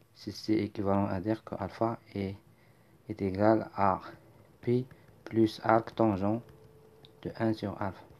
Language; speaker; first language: French; non-native, local second language; Arabic